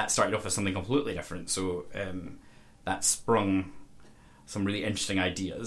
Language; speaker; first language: English; native; English